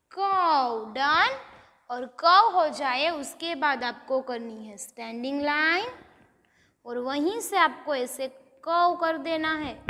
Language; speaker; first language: Hindi; non-native, local second language; Gujarati